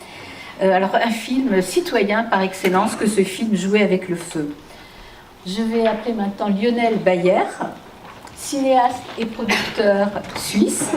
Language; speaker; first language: French; native; French